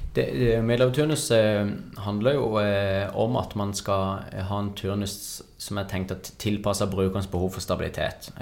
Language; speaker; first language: Norwegian; native; Norwegian